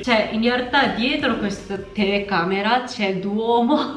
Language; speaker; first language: Italian; non-native, fluent; Japanese